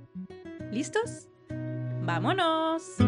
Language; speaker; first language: Spanish; non-native, fluent; French